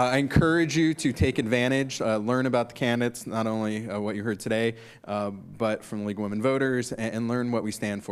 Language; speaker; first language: English; native; English